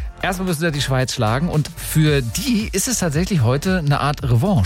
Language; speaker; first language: German; native; German